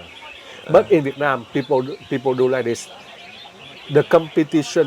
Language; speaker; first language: English; non-native, learner; Vietnamese